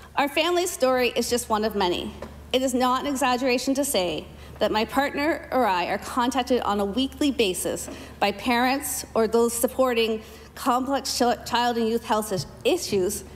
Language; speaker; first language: English; native; English